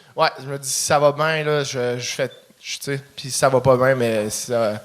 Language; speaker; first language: French; native; French